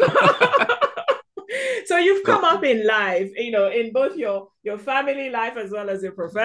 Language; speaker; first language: English; non-native, local second language; Igbo